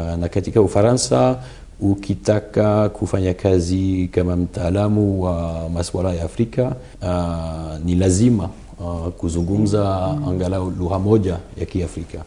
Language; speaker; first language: Swahili; non-native, fluent; French